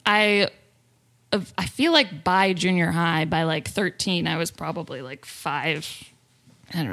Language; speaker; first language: English; native; English